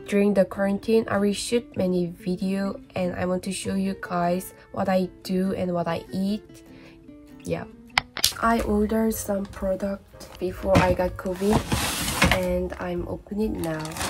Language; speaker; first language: English; non-native, learner; Korean